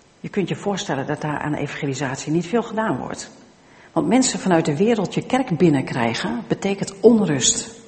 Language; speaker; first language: Dutch; native; Dutch